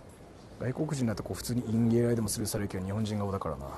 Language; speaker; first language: Japanese; native; Japanese